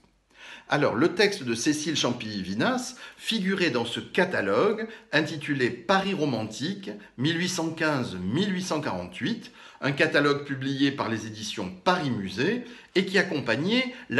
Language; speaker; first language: French; native; French